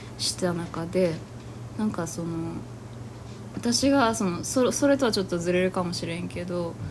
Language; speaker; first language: Japanese; native; Japanese